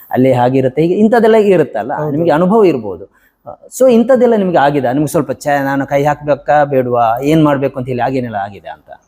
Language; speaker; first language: Kannada; native; Kannada